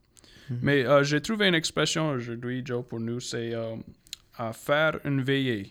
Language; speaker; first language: French; non-native, local second language; English